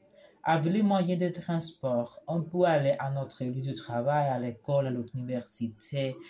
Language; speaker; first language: French; non-native, learner; Spanish